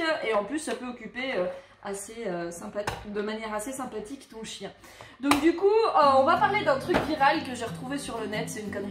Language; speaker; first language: French; native; French